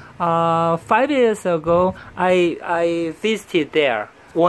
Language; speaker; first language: English; non-native, learner; Korean